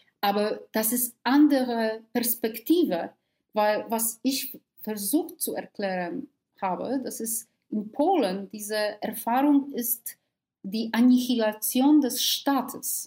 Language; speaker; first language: German; non-native, fluent; Polish